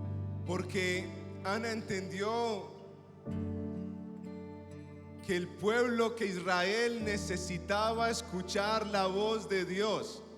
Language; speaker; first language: Spanish; native; Spanish